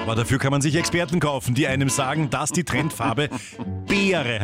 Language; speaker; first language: German; native; German